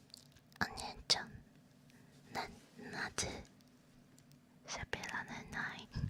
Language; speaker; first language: Japanese; non-native, learner; Chinese